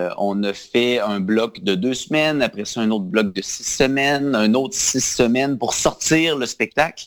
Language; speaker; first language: French; native; French